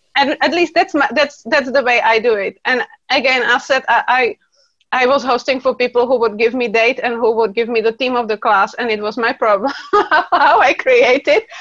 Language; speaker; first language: English; non-native, fluent; Czech